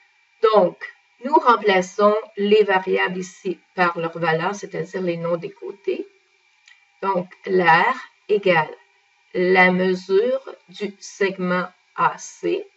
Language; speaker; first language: French; native; French